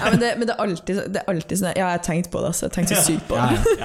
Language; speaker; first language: Norwegian; native; Norwegian